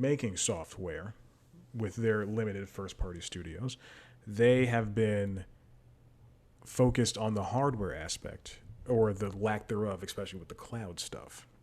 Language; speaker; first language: English; native; English